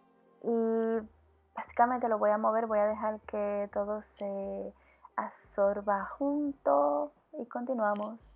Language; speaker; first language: Spanish; early bilingual, heritage; Spanish